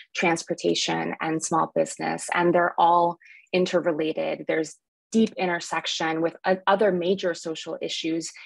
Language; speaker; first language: English; early bilingual, other home language; Spanish